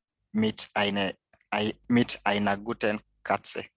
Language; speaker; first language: German; non-native, learner; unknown